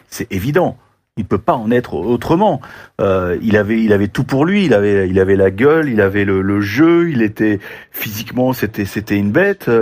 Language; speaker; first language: French; native; French